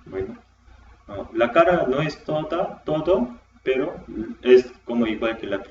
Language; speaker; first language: Spanish; non-native, fluent; Korean